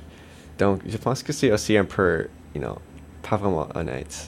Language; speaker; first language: French; non-native, local second language; English